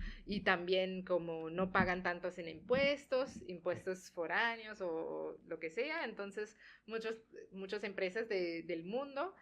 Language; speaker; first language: Spanish; non-native, fluent; Tamil